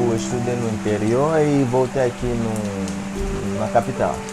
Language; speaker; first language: Portuguese; non-native, fluent; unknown